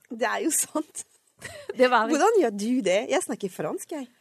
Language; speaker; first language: Norwegian; non-native, fluent; French